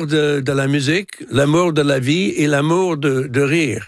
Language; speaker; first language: French; non-native, local second language; English